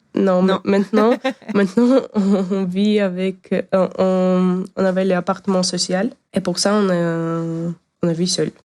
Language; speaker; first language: French; non-native, learner; Ukrainian